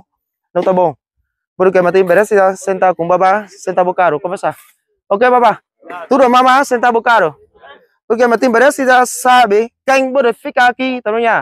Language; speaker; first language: Portuguese; non-native, learner; Vietnamese